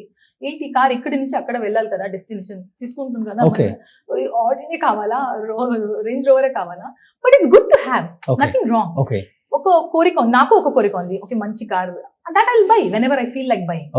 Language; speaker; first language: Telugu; non-native, local second language; Tulu